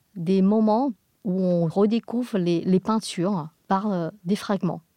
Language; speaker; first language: French; non-native, fluent; English